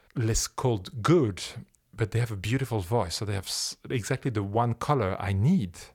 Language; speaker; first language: English; non-native, fluent; French